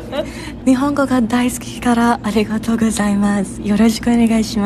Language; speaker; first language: Japanese; non-native, learner; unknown